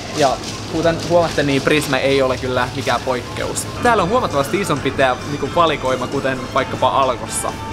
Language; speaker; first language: Finnish; non-native, fluent; Russian